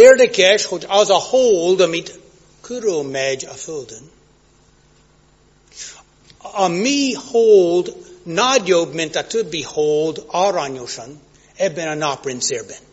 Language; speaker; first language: Hungarian; non-native, fluent; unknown